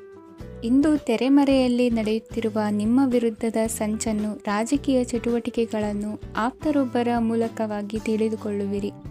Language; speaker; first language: Kannada; native; Kannada